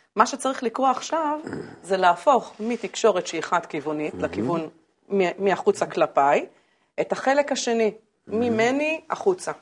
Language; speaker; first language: Hebrew; native; Hebrew